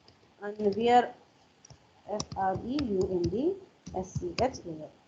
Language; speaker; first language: German; non-native, learner; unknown